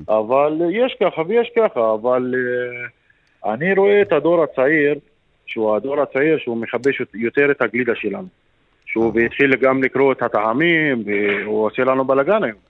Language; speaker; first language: Hebrew; non-native, local second language; Arabic